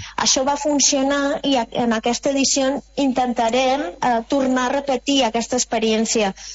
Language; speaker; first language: Catalan; non-native, fluent; Spanish